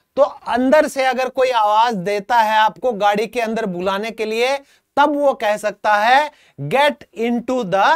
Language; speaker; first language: Hindi; native; Hindi